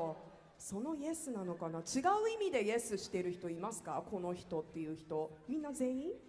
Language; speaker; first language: Japanese; native; Japanese